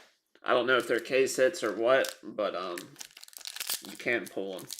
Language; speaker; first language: English; native; English